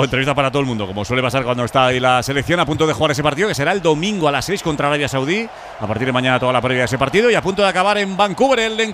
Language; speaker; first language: Spanish; native; Spanish